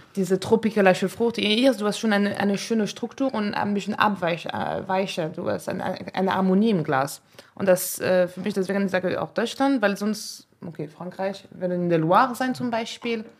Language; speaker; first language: German; non-native, fluent; French